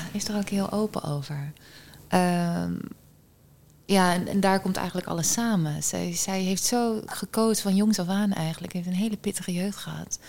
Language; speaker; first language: Dutch; early bilingual, heritage; Dutch